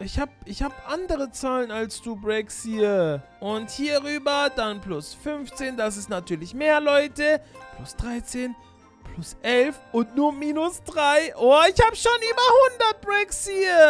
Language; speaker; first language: German; native; German